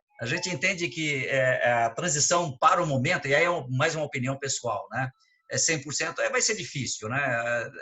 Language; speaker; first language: Portuguese; native; Portuguese